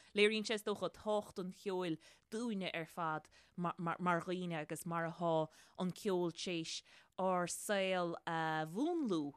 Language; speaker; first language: Irish; native; Irish